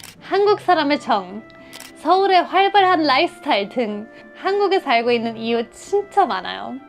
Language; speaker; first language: Korean; non-native, fluent; German